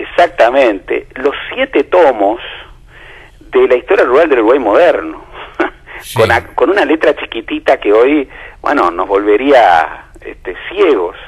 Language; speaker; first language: Spanish; native; Spanish